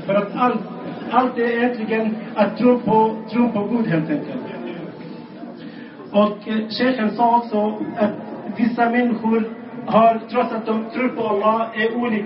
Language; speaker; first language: Swedish; non-native, local second language; Arabic